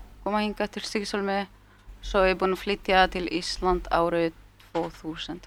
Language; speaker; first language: Icelandic; early bilingual, heritage; Polish